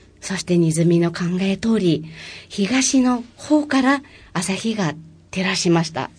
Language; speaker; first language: Japanese; non-native, fluent; Mongolian